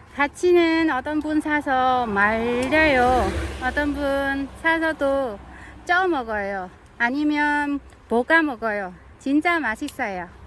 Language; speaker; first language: Korean; non-native, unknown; Vietnamese